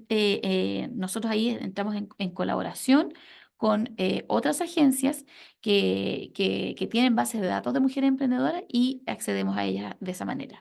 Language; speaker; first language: Spanish; native; Spanish